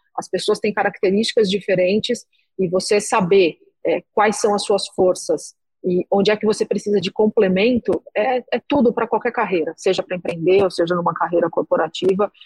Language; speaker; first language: Portuguese; native; Portuguese